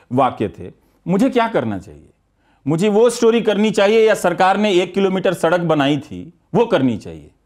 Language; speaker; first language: Hindi; native; Hindi